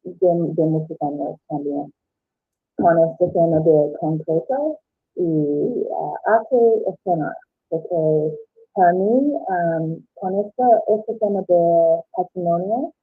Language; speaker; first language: Spanish; non-native, learner; English